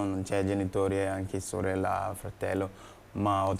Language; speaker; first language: Italian; non-native, learner; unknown